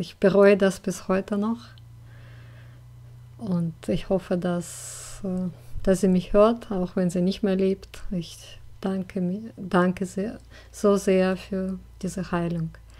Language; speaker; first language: German; non-native, fluent; Russian